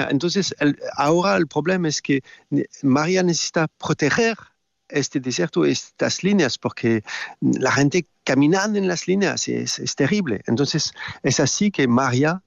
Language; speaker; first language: Spanish; non-native, learner; French